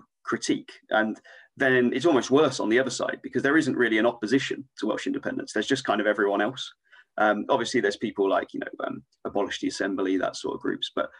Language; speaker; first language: English; native; English